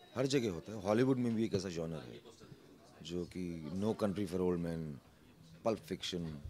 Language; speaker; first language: Hindi; native; Hindi